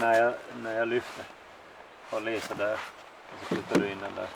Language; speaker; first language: Swedish; native; Swedish